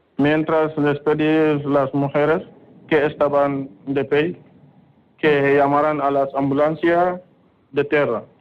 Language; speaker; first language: Spanish; non-native, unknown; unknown